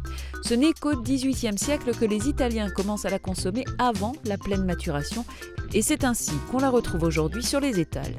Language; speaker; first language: French; native; French